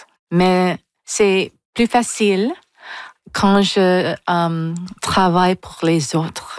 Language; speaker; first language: French; non-native, local second language; English